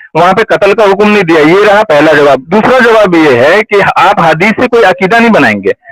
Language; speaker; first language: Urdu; native; Urdu